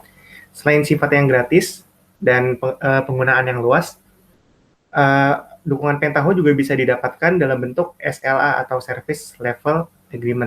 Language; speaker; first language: Indonesian; native; Indonesian